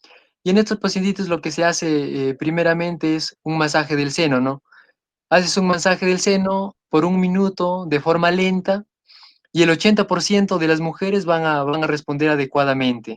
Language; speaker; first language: Spanish; native; Spanish